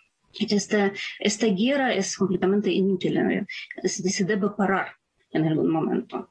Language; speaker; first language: Spanish; non-native, fluent; Ukrainian